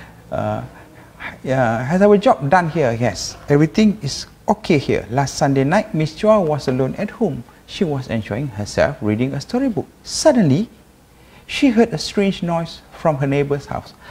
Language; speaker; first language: English; non-native, local second language; Malay